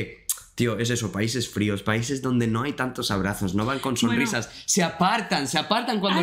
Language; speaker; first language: Spanish; native; Spanish